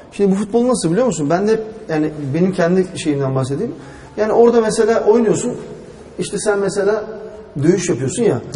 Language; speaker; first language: Turkish; early bilingual, heritage; Turkish